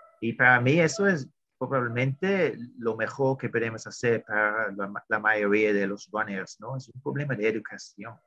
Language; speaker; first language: Spanish; non-native, fluent; English